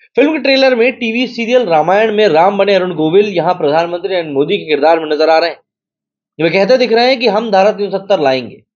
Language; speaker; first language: Hindi; native; Hindi